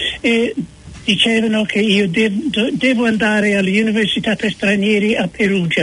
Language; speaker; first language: Italian; non-native, fluent; English